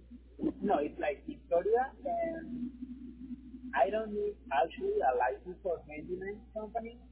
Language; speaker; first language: English; non-native, fluent; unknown